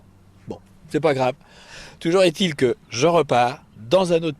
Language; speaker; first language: French; native; French